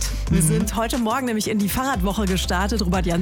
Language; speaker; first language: German; native; German